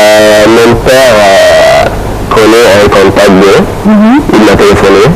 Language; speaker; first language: French; non-native, fluent; Arabic